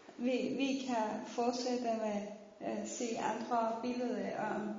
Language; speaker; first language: Danish; non-native, fluent; Persian